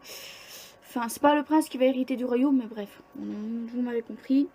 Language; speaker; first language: French; native; French